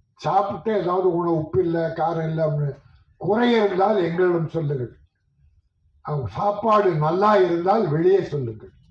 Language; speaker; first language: Tamil; native; Tamil